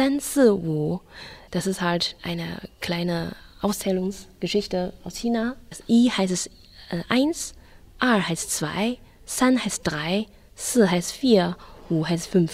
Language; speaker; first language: German; non-native, learner; Chinese